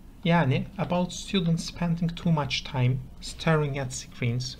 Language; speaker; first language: English; non-native, fluent; Turkish